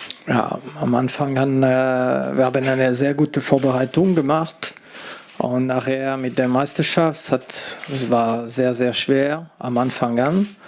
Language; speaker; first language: German; non-native, fluent; French